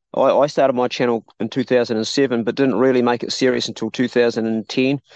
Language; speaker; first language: English; native; English